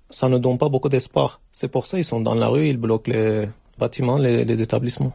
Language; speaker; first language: French; non-native, fluent; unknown